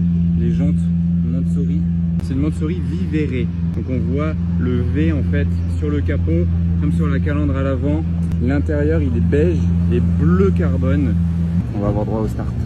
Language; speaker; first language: French; native; French